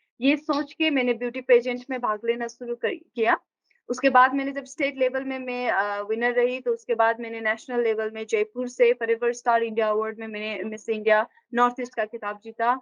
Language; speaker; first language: Hindi; non-native, local second language; Nepali